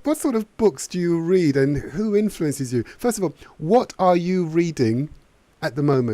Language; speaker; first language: English; native; English